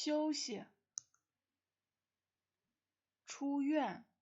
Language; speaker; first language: Chinese; non-native, fluent; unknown